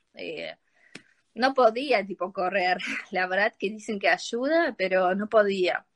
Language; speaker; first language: Spanish; non-native, learner; Ukrainian